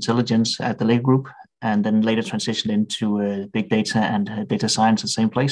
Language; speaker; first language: English; non-native, fluent; Danish